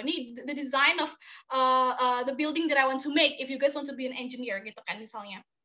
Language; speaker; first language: English; non-native, fluent; Indonesian